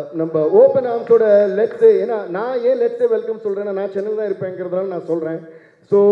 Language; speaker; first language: Tamil; non-native, local second language; Telugu